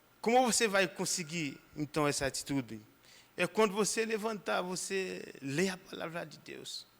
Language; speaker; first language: Portuguese; non-native, fluent; Haitian Creole